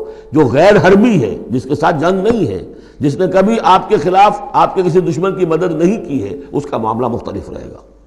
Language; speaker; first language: Urdu; native; Urdu